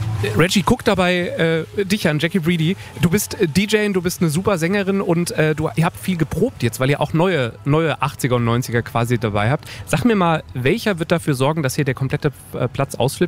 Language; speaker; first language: German; native; German